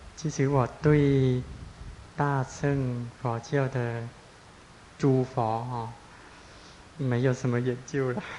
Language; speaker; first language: Chinese; non-native, fluent; Thai